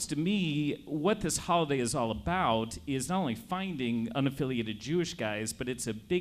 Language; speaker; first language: English; native; English